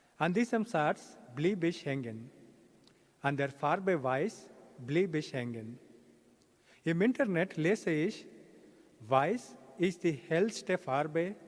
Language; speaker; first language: German; non-native, fluent; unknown